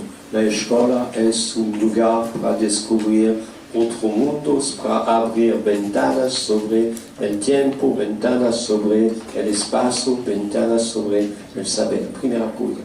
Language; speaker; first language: Spanish; non-native, fluent; French